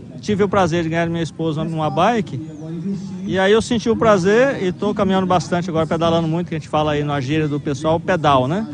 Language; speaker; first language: Portuguese; native; Portuguese